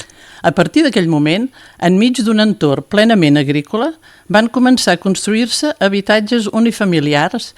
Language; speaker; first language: Catalan; native; Catalan